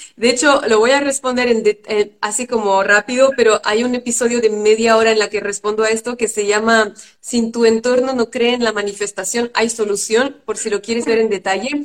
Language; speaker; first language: Spanish; non-native, fluent; French